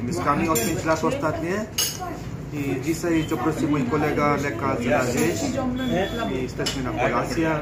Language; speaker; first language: Polish; non-native, fluent; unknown